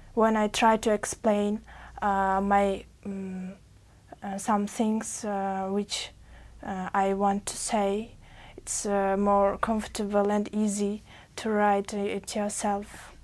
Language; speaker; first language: English; non-native, fluent; Uzbek